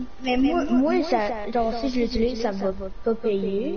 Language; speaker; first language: French; native; French